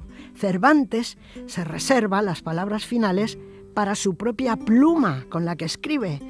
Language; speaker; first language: Spanish; native; Spanish